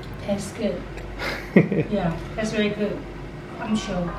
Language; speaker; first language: English; non-native, fluent; Thai